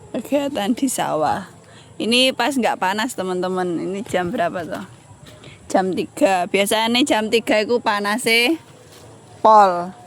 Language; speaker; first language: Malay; non-native, local second language; Javanese